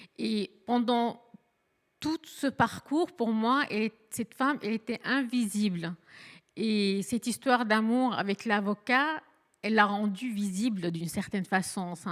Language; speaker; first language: French; non-native, fluent; Arabic